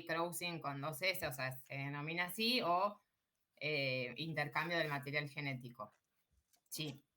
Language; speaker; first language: Spanish; native; Spanish